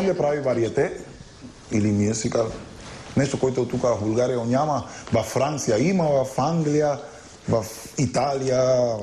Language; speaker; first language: Bulgarian; non-native, learner; Spanish